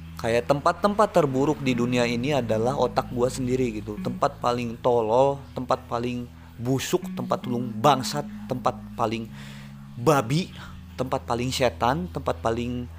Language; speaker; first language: Indonesian; native; Indonesian